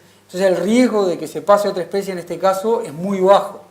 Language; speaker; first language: Spanish; native; Spanish